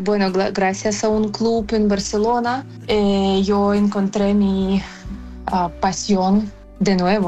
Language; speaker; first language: Spanish; non-native, fluent; Ukrainian